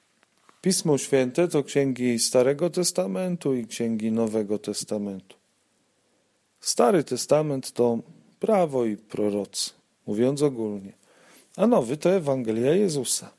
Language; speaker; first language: Polish; native; Polish